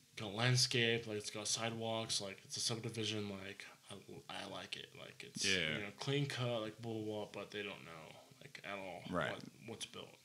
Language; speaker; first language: English; native; English